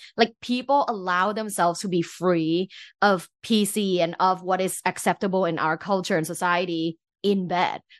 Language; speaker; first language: English; early bilingual, other home language; Thai